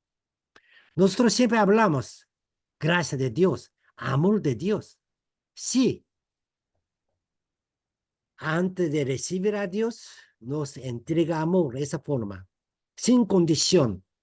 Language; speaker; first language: Spanish; non-native, fluent; Korean